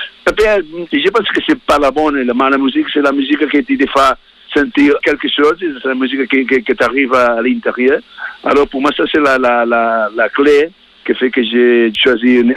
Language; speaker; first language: French; non-native, learner; Spanish